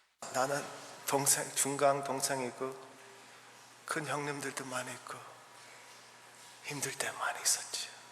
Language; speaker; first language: Korean; early bilingual, heritage; Korean